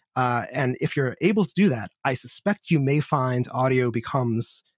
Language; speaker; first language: English; native; English